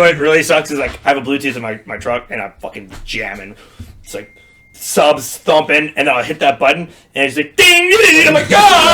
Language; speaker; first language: English; native; English